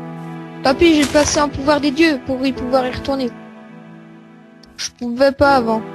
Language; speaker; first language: French; native; French